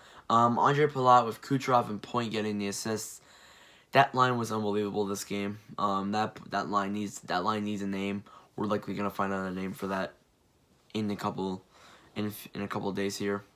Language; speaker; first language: English; native; English